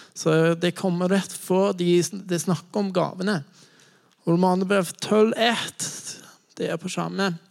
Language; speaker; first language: Norwegian; non-native, fluent; English